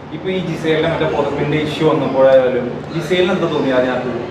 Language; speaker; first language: Malayalam; native; Malayalam